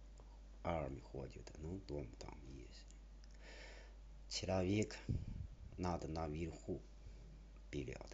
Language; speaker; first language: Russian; non-native, learner; Chinese